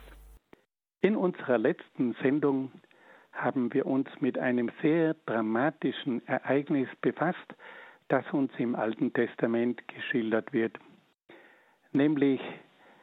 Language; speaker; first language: German; native; German